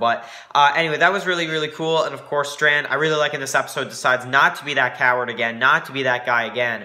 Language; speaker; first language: English; native; English